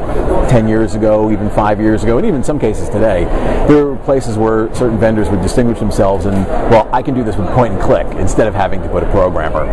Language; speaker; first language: English; native; English